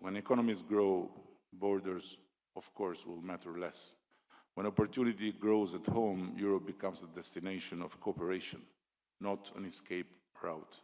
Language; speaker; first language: English; non-native, local second language; Albanian